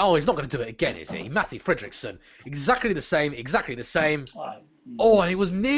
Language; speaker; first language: English; native; English